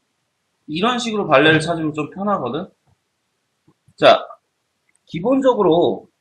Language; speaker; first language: Korean; native; Korean